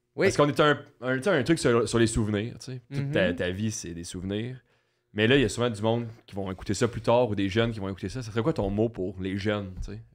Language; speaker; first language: French; native; French